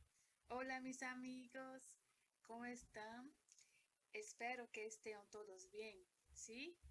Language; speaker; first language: Spanish; non-native, learner; Portuguese